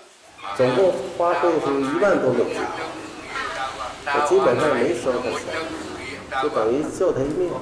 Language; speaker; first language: Chinese; native; Chinese